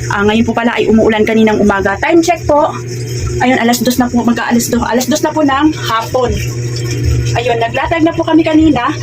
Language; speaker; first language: Filipino; non-native, local second language; Cebuano